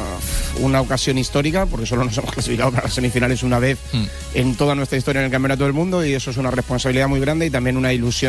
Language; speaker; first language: Spanish; native; Spanish